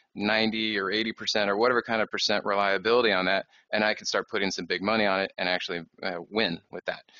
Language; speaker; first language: English; native; English